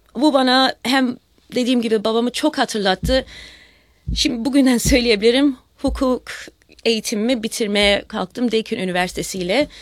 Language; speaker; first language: Turkish; early bilingual, heritage; Turkish